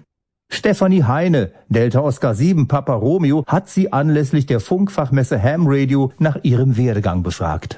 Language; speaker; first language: German; native; German